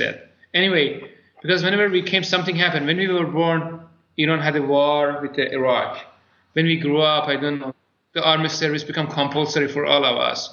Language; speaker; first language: English; non-native, fluent; Persian